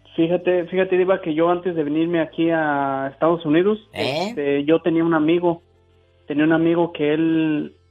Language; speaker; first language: Spanish; native; Spanish